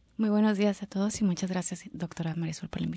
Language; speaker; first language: Spanish; non-native, learner; English